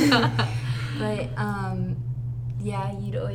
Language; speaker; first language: English; native; English